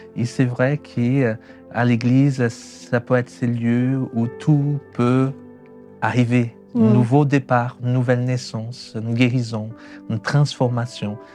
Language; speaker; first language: French; non-native, fluent; Portuguese